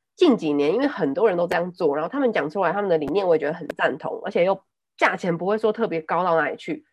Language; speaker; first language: Chinese; non-native, local second language; Min Nan Chinese